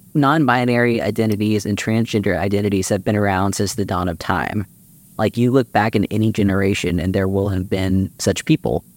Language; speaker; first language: English; native; English